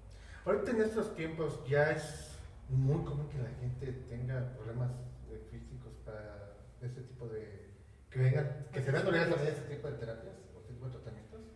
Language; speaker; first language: Spanish; native; Spanish